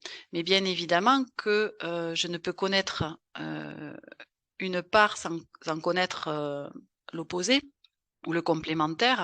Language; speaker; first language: French; native; French